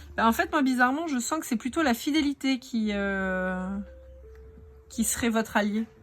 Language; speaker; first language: French; native; French